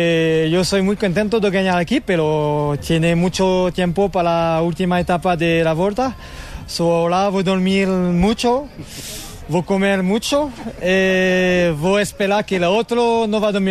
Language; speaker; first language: Spanish; non-native, learner; French